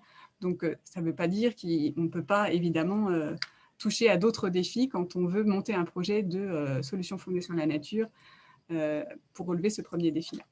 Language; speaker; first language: French; native; French